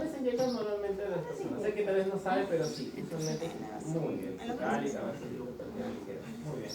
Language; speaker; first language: Spanish; native; Spanish